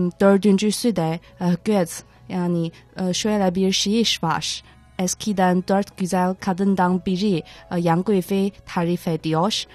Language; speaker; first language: Turkish; non-native, fluent; Chinese